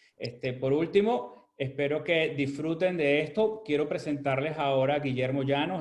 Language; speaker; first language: Spanish; native; Spanish